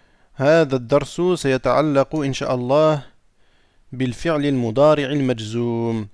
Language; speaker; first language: Arabic; non-native, fluent; French